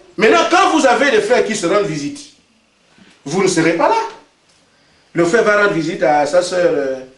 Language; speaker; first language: French; non-native, local second language; Basaa